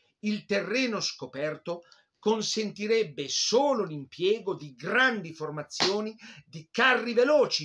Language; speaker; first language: Italian; native; Italian